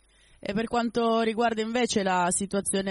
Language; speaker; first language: Italian; native; Italian